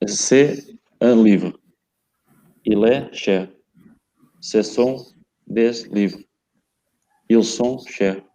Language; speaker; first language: French; non-native, learner; Portuguese